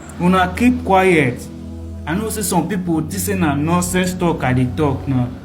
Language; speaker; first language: Nigerian Pidgin; non-native, local second language; Bini